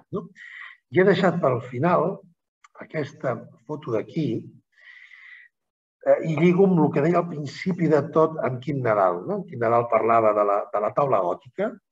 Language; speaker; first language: Catalan; native; Catalan